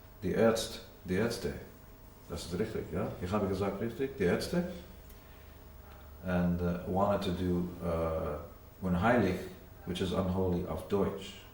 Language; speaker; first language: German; non-native, learner; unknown